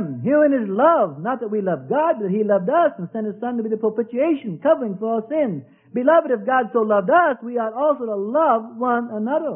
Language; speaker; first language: English; native; English